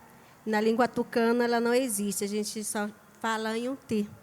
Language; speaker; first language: Portuguese; non-native, local second language; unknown